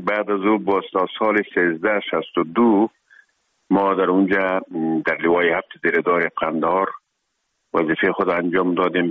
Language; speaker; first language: Persian; native; Persian